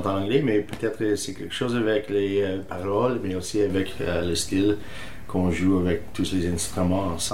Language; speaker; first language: French; non-native, fluent; English